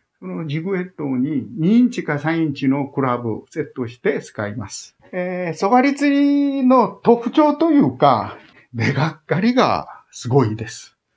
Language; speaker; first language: Japanese; non-native, fluent; Korean